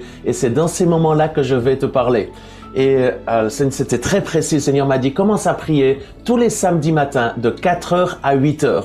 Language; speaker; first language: French; native; French